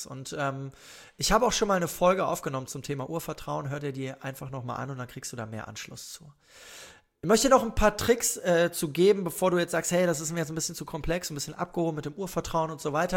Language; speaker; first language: German; native; German